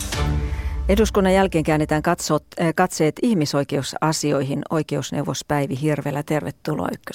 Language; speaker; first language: Finnish; native; Finnish